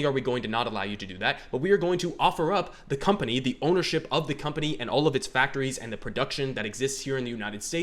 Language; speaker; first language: English; native; English